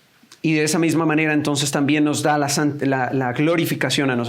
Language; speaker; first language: Spanish; native; Spanish